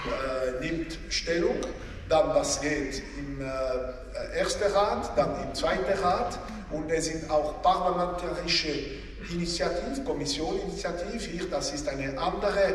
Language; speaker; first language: German; non-native, local second language; French